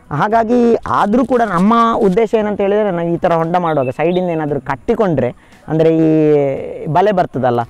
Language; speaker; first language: Kannada; native; Kannada